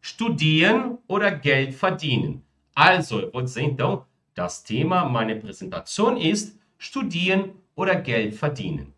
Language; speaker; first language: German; non-native, fluent; Portuguese